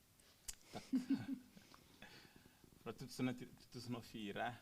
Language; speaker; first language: Norwegian; non-native, fluent; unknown